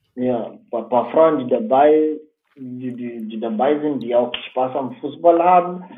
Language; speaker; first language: German; non-native, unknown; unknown